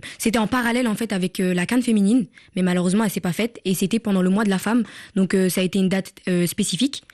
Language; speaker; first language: French; early bilingual, other home language; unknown